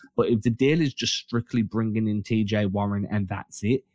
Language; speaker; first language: English; native; English